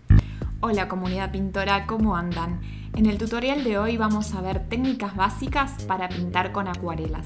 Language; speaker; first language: Spanish; native; Spanish